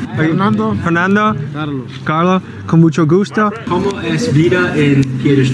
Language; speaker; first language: Spanish; non-native, learner; English